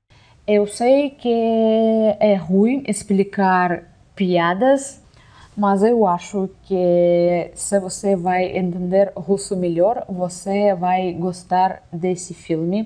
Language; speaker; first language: Portuguese; non-native, fluent; Russian